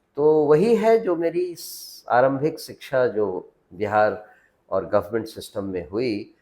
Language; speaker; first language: Hindi; native; Hindi